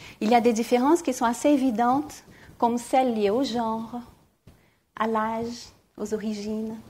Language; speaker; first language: French; non-native, fluent; Portuguese